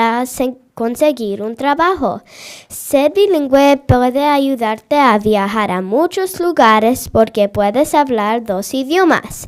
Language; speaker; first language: Spanish; non-native, learner; English